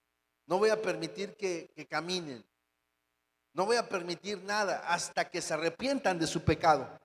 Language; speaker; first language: Spanish; native; Spanish